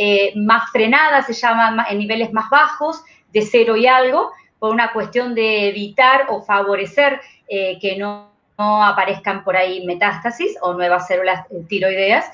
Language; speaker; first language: Spanish; native; Spanish